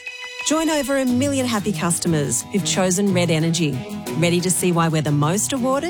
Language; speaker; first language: English; native; English